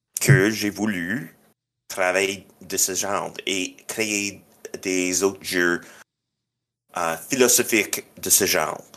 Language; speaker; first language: French; non-native, local second language; English